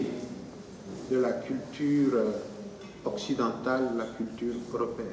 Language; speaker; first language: French; non-native, local second language; Wolof